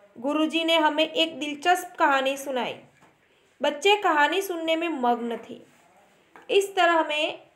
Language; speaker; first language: Hindi; non-native, local second language; Gujarati